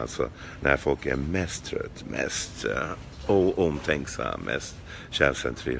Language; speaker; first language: Swedish; non-native, fluent; English